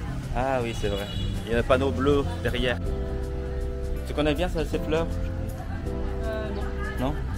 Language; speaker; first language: French; non-native, fluent; Vietnamese